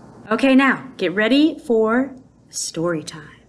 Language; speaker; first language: English; native; English